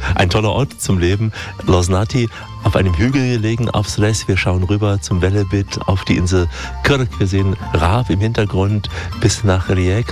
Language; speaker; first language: German; native; German